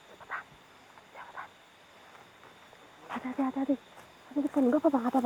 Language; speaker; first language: Indonesian; native; Indonesian